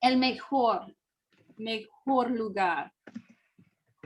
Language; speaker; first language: Spanish; non-native, learner; English